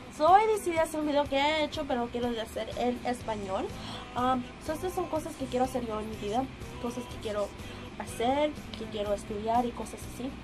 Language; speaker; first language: Spanish; early bilingual, heritage; Spanish